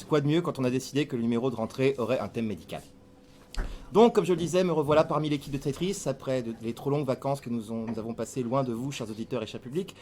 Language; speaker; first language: French; native; French